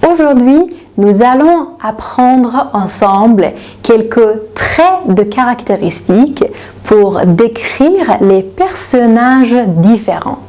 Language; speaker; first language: French; non-native, fluent; Persian